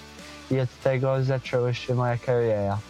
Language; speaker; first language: Polish; early bilingual, heritage; Polish